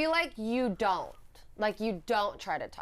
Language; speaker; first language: English; native; English